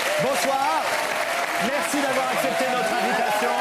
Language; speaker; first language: French; native; French